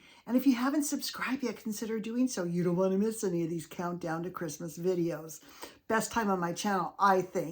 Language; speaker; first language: English; native; English